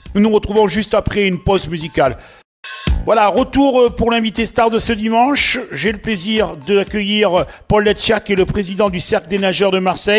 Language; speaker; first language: French; native; French